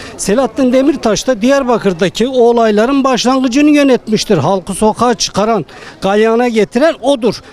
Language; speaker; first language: Turkish; native; Turkish